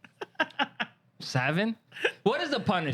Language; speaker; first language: English; early bilingual, other home language; Spanish